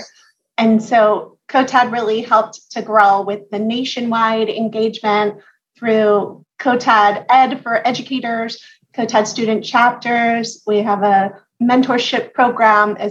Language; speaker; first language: English; native; English